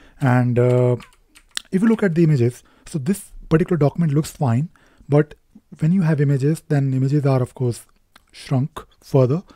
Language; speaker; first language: English; non-native, local second language; Hindi